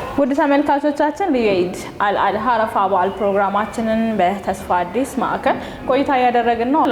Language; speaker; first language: Amharic; native; Amharic